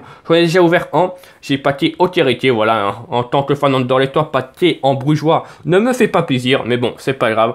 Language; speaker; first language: French; native; French